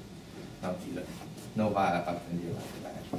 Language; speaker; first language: Spanish; non-native, learner; English